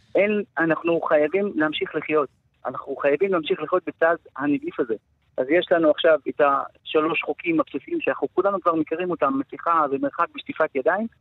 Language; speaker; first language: Hebrew; non-native, local second language; Arabic